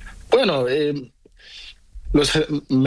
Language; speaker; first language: Spanish; non-native, learner; Portuguese